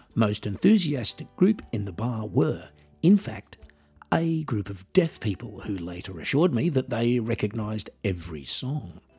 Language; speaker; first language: English; native; English